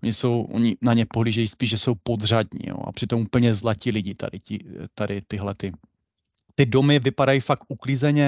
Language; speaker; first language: Czech; native; Czech